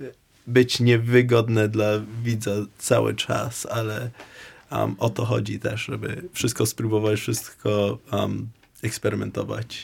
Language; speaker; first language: Polish; non-native, learner; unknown